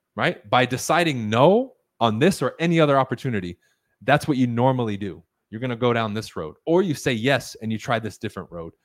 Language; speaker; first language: English; early bilingual, other home language; Spanish